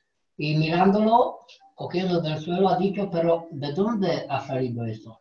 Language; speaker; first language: Spanish; non-native, fluent; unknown